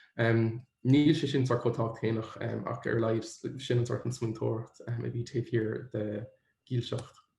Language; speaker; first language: Irish; native; Irish